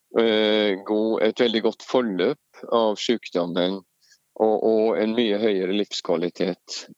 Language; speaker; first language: Norwegian; native; Norwegian